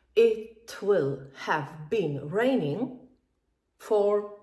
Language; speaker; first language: English; non-native, fluent; Polish